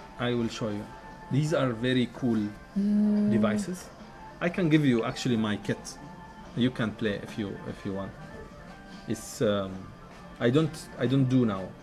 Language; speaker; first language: English; non-native, fluent; Arabic